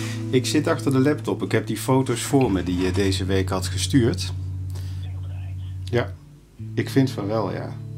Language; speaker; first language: Dutch; native; Dutch